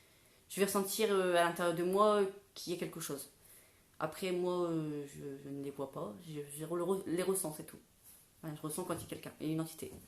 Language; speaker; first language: French; native; French